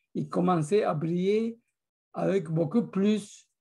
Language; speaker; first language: French; non-native, fluent; Spanish